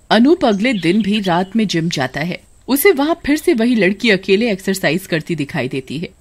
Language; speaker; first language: Hindi; native; Hindi